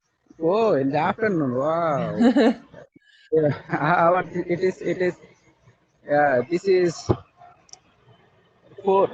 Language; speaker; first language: English; non-native, learner; Bangla